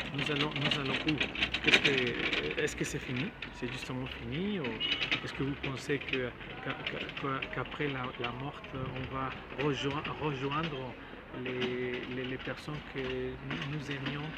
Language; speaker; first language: French; non-native, learner; Spanish